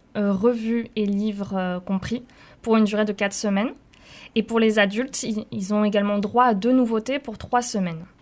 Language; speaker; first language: French; native; French